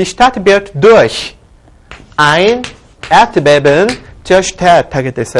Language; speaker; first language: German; non-native, fluent; Korean